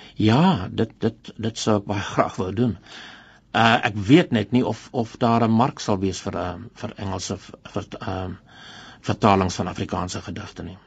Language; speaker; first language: Afrikaans; non-native, local second language; English